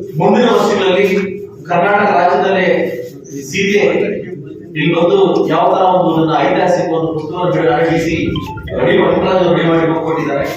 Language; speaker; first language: Kannada; native; Kannada